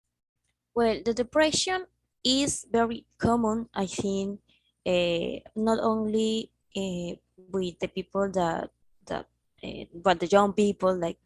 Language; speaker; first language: English; non-native, learner; Spanish